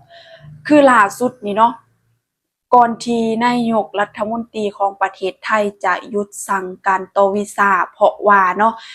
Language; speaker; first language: Thai; non-native, local second language; Northeastern Thai